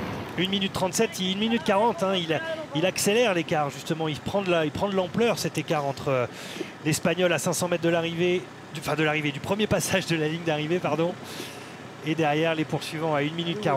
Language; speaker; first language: French; native; French